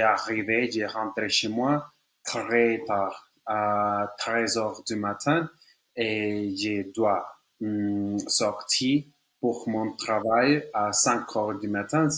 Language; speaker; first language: French; non-native, learner; Spanish